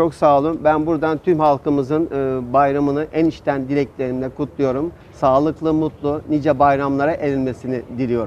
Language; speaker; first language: Turkish; native; Turkish